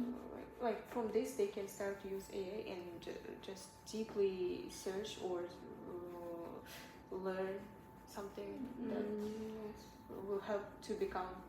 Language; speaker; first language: English; non-native, learner; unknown